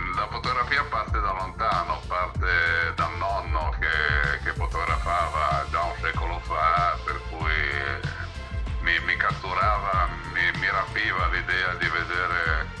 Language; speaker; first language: Italian; native; Italian